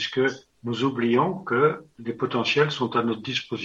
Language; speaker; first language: French; native; French